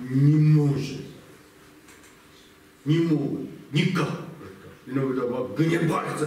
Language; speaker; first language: Russian; non-native, learner; Korean